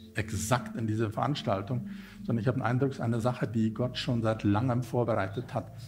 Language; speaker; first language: German; non-native, fluent; Afrikaans